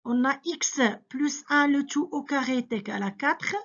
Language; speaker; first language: French; non-native, local second language; Arabic